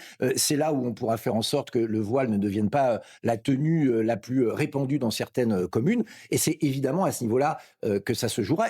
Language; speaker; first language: French; native; French